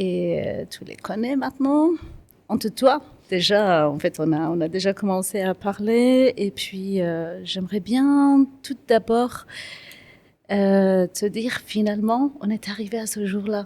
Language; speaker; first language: French; non-native, fluent; Kurdish